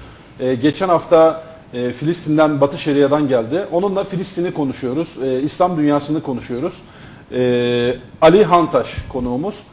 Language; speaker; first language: Turkish; native; Turkish